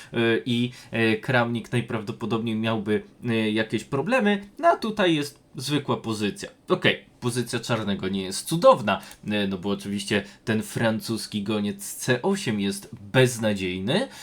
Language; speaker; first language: Polish; native; Polish